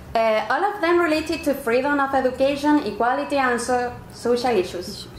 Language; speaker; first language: English; non-native, fluent; Spanish